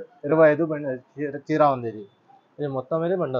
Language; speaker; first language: Telugu; non-native, local second language; Urdu